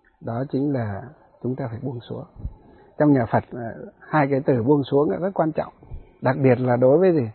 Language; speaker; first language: Vietnamese; non-native, local second language; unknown